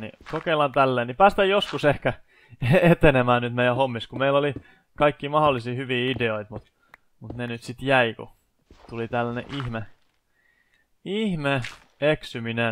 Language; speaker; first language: Finnish; native; Finnish